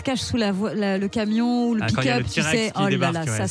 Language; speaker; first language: French; native; French